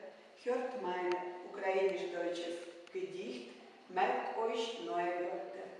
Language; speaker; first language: German; non-native, fluent; Ukrainian